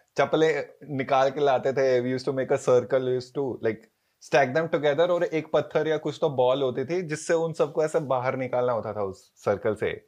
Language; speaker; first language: Hindi; native; Hindi